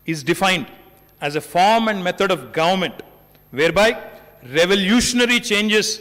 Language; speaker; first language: English; non-native, local second language; Telugu